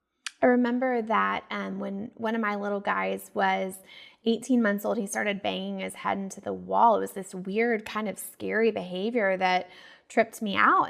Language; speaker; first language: English; native; English